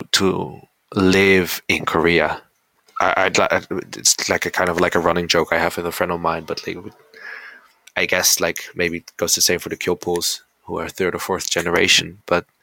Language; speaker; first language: English; early bilingual, heritage; Dutch